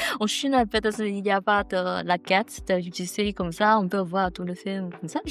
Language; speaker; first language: French; non-native, learner; Chinese